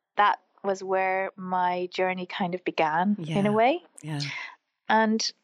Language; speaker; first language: English; native; English